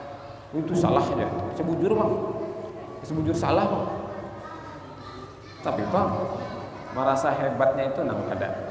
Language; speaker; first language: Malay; non-native, local second language; Banjar